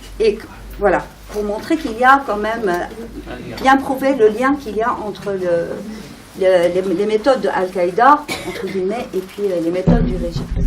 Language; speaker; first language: French; non-native, fluent; Arabic